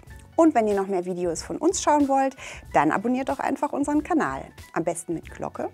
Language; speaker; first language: German; native; German